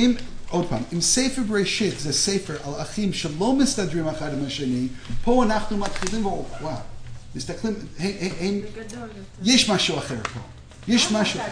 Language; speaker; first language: Hebrew; non-native, fluent; English